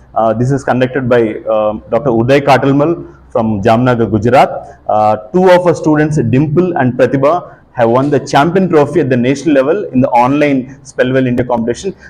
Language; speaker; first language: English; non-native, local second language; Telugu